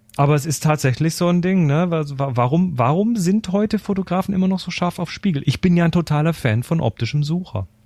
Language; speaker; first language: German; native; German